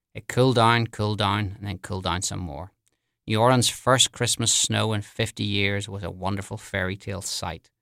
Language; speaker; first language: English; native; English